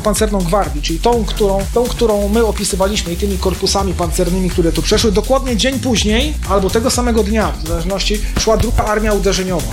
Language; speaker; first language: Polish; native; Polish